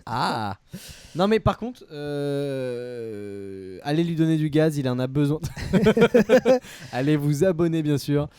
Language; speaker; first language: French; native; French